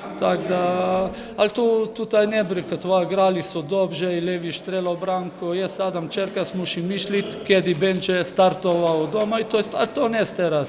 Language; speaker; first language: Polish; non-native, learner; Slovenian